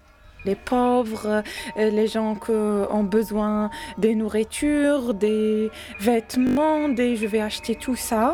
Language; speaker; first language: French; non-native, learner; Arabic